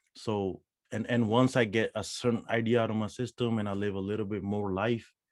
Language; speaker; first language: English; non-native, local second language; Punjabi